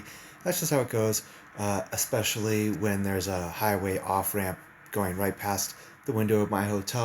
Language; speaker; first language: English; native; English